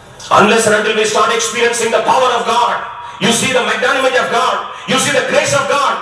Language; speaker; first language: English; non-native, local second language; Telugu